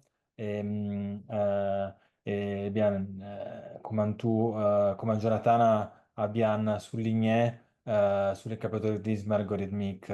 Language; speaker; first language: French; non-native, learner; Italian